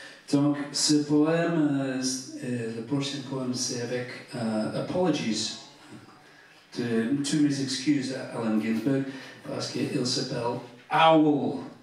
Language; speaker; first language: French; non-native, fluent; English